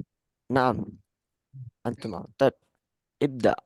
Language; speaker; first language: Arabic; non-native, fluent; Indonesian